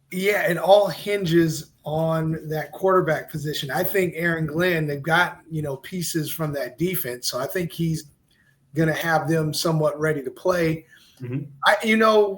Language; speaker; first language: English; native; English